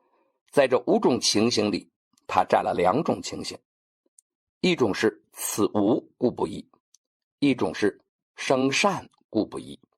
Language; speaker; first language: Chinese; native; Chinese